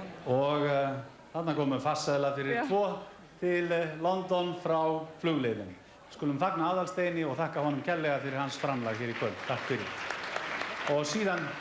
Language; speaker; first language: Icelandic; native; Icelandic